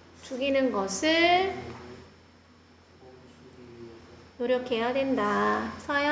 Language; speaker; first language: Korean; native; Korean